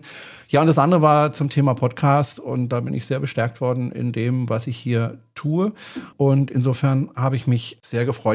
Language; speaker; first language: German; native; German